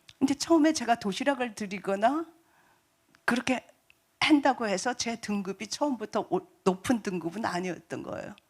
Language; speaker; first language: Korean; native; Korean